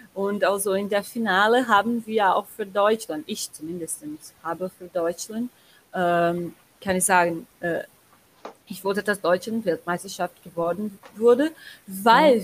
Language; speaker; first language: German; non-native, learner; Portuguese